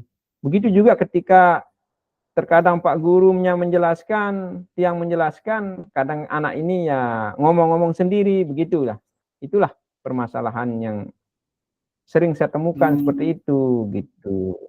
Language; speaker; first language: Indonesian; non-native, local second language; Sasak